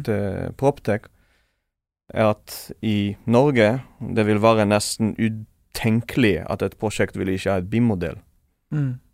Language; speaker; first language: Norwegian; non-native, fluent; Hebrew